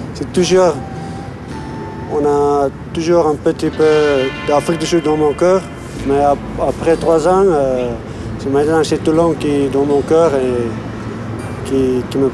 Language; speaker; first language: French; non-native, learner; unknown